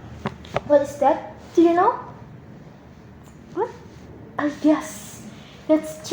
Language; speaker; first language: English; non-native, learner; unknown